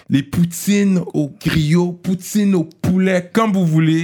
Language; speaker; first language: French; native; French